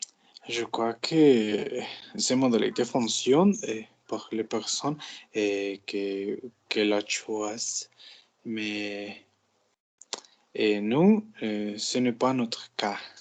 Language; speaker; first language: French; non-native, learner; Spanish